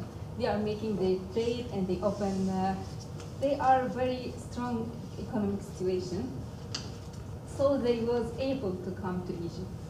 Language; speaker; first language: English; non-native, fluent; Arabic